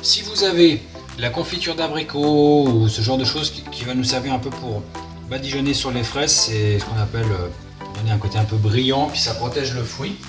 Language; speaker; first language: French; native; French